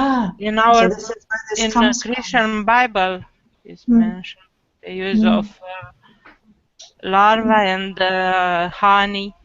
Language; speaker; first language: English; non-native, learner; Romanian